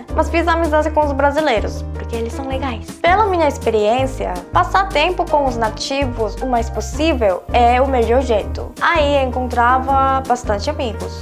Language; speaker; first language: Portuguese; non-native, fluent; Korean